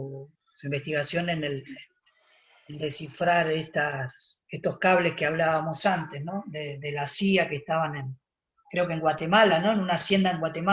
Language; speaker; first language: Spanish; native; Spanish